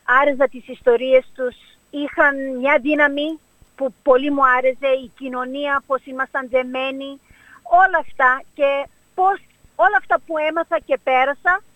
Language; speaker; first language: Greek; early bilingual, heritage; Greek